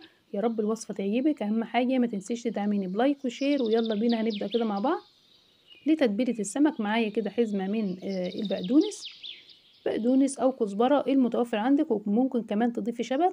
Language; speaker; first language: Arabic; native; Arabic